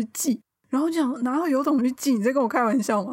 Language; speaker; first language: Chinese; native; Chinese